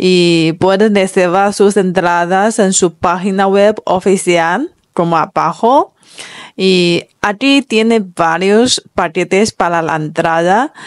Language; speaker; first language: Spanish; non-native, fluent; Chinese